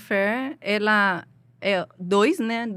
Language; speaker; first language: Portuguese; non-native, learner; Chinese